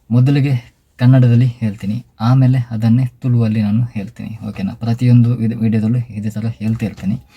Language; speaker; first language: Kannada; native; Kannada